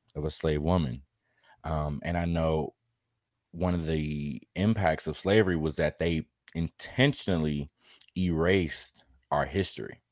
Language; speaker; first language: English; native; English